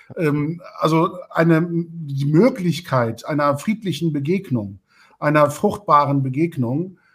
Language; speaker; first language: German; native; German